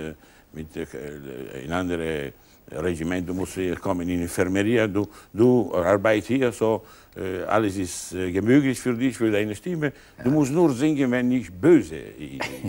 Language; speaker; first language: German; non-native, learner; Italian